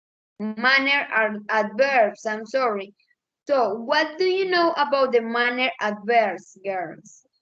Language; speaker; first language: English; non-native, learner; Spanish